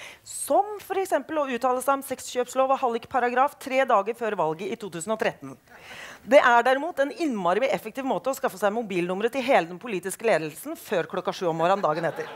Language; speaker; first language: Norwegian; native; Norwegian